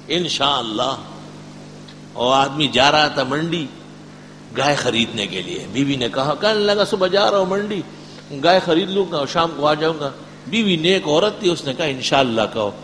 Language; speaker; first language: Urdu; non-native, local second language; Pashto